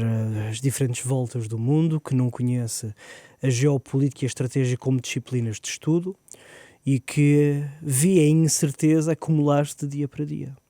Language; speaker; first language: Portuguese; native; Portuguese